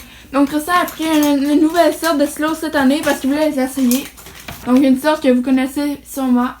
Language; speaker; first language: French; native; French